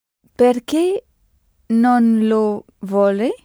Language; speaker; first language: Italian; non-native, learner; French